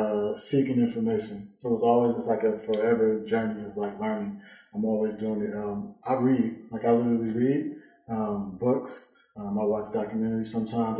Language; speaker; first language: English; native; English